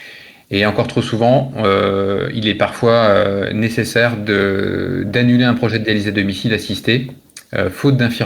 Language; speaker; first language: French; native; French